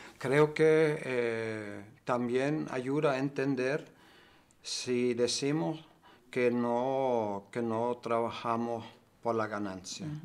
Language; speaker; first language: Spanish; non-native, fluent; German